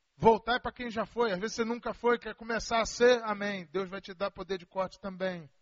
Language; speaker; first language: Portuguese; native; Portuguese